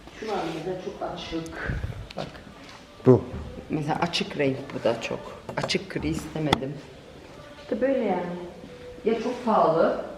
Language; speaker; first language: Turkish; early bilingual, heritage; Turkish